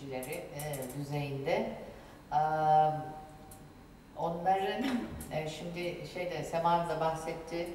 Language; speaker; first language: Turkish; native; Turkish